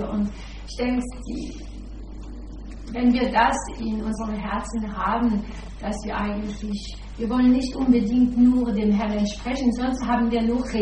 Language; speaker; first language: German; non-native, fluent; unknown